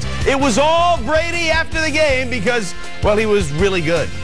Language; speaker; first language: English; native; English